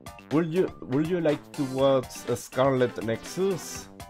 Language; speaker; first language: English; non-native, learner; Spanish